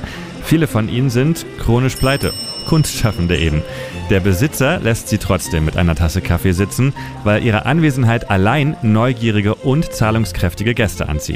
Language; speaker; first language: German; native; German